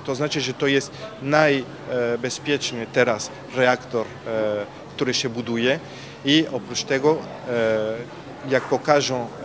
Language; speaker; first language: Polish; non-native, learner; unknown